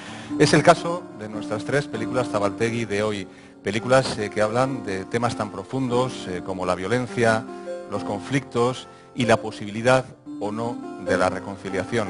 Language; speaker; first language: Spanish; native; Spanish